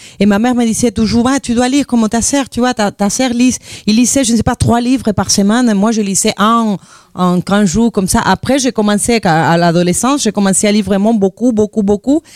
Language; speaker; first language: French; non-native, fluent; Spanish